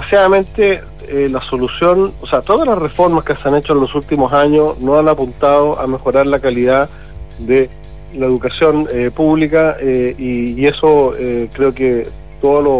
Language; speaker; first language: Spanish; native; Spanish